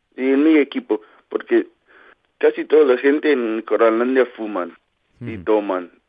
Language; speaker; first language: Spanish; non-native, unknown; Kalaallisut